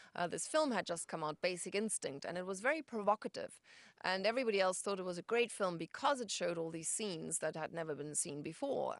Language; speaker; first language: English; non-native, fluent; German